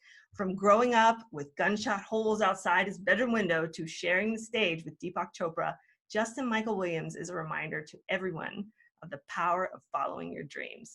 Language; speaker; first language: English; native; English